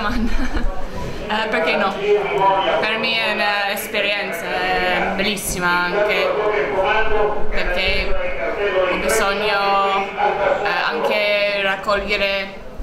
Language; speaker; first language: Italian; non-native, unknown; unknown